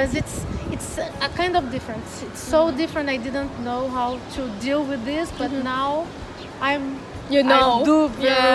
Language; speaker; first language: English; non-native, learner; Portuguese